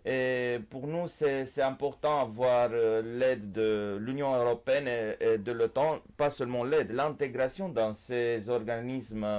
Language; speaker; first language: French; non-native, fluent; Romanian